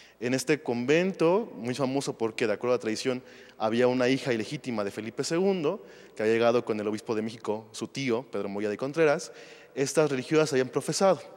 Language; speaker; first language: Spanish; native; Spanish